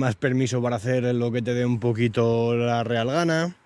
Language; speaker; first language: Spanish; native; Spanish